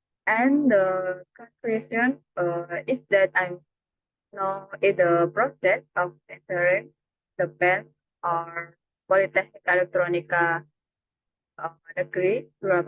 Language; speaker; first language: English; non-native, learner; Indonesian